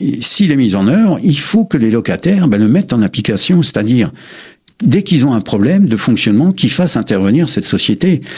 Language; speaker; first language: French; native; French